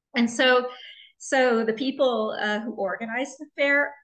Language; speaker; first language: English; native; English